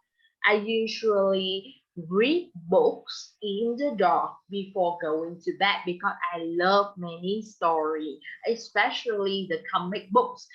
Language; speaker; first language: English; non-native, fluent; Vietnamese